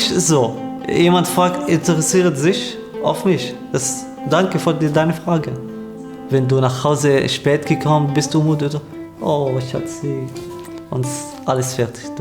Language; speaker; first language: German; non-native, learner; Arabic